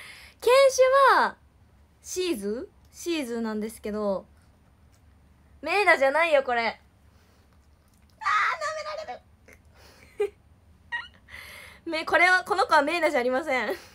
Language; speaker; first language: Japanese; native; Japanese